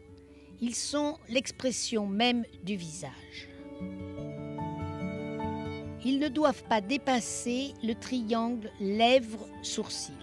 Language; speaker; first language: French; native; French